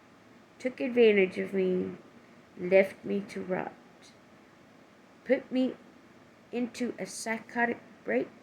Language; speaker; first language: English; native; English